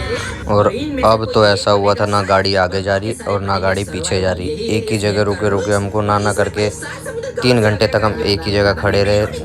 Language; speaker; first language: Hindi; native; Hindi